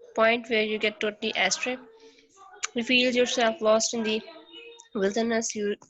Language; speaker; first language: English; non-native, local second language; Urdu